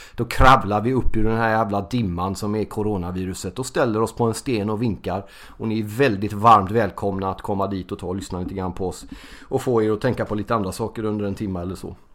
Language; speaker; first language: Swedish; native; Swedish